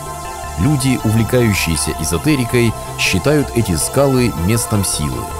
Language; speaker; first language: Russian; native; Russian